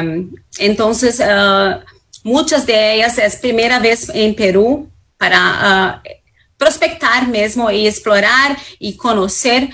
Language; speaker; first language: Spanish; non-native, fluent; Portuguese